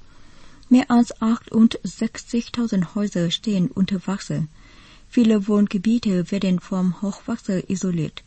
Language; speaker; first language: German; non-native, fluent; Vietnamese